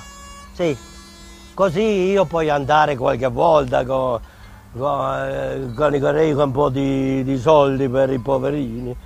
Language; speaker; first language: Italian; non-native, learner; Swiss German